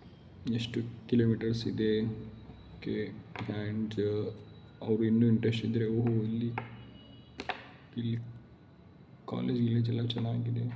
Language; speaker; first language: Kannada; non-native, learner; Malayalam